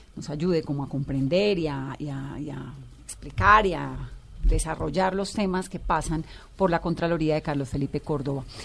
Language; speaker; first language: Spanish; native; Spanish